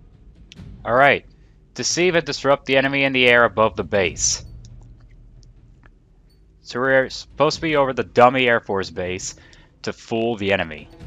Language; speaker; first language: English; native; English